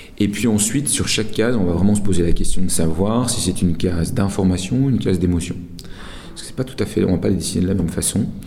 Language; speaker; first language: French; native; French